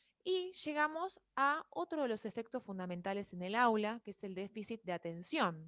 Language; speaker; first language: Spanish; native; Spanish